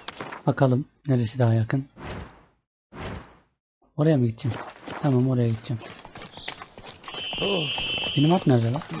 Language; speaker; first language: Turkish; native; Turkish